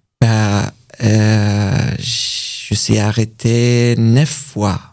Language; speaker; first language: French; non-native, learner; Persian